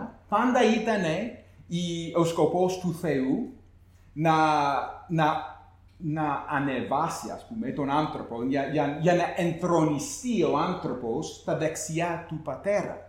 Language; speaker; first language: Greek; non-native, fluent; English